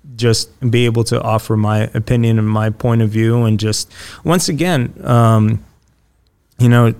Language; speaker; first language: English; early bilingual, other home language; Russian